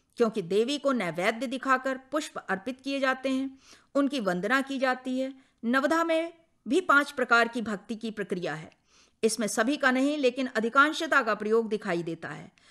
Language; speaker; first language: Hindi; native; Hindi